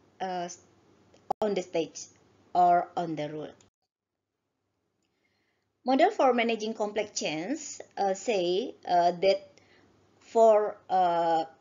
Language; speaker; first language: English; non-native, learner; Indonesian